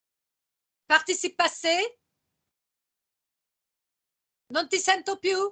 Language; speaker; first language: Italian; non-native, fluent; French